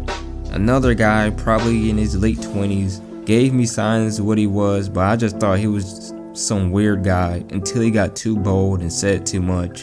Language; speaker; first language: English; native; English